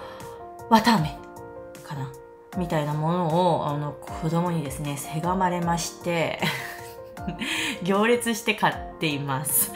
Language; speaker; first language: Japanese; native; Japanese